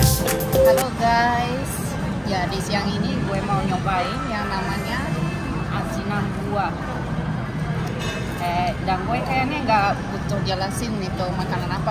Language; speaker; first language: Indonesian; non-native, fluent; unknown